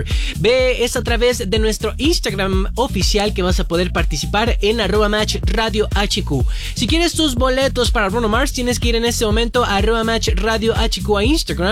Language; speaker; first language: Spanish; native; Spanish